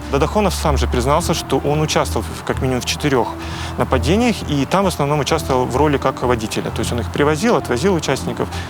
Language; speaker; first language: Russian; native; Russian